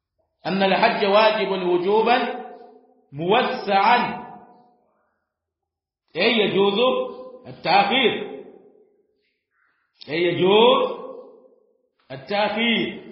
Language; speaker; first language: Arabic; non-native, fluent; Swahili